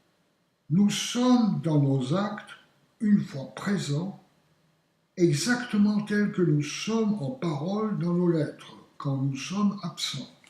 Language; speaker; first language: French; native; French